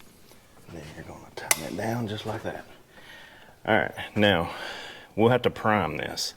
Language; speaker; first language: English; native; English